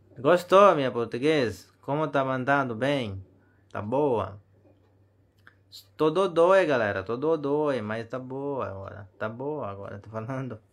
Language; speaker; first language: Portuguese; non-native, learner; Hindi